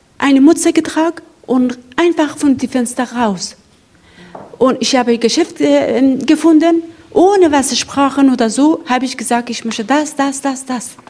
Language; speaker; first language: German; non-native, learner; Persian